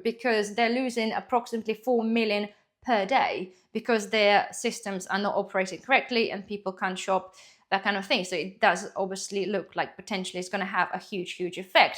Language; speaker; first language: English; non-native, fluent; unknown